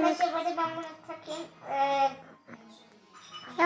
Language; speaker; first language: Turkish; early bilingual, heritage; Turkish